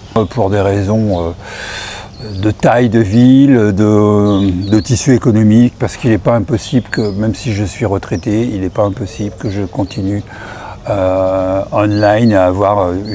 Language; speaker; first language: French; native; French